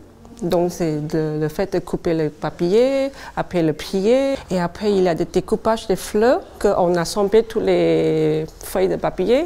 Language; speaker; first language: French; non-native, fluent; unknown